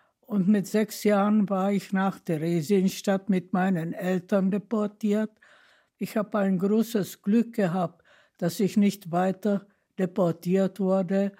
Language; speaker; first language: German; non-native, fluent; Czech